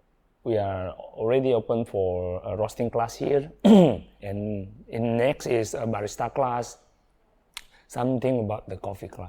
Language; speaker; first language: English; non-native, learner; Indonesian